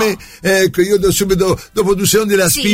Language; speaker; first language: Italian; native; Italian